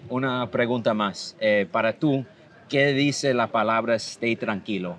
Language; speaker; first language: Spanish; non-native, learner; English